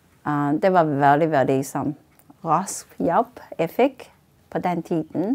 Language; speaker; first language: Norwegian; non-native, fluent; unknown